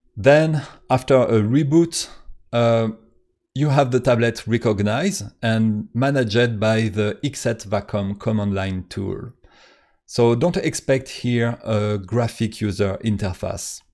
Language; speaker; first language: English; non-native, fluent; French